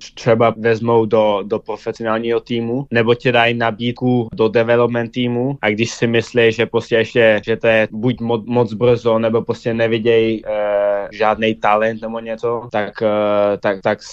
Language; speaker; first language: Czech; early bilingual, heritage; Dutch